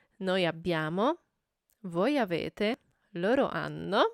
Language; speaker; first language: Italian; non-native, fluent; Polish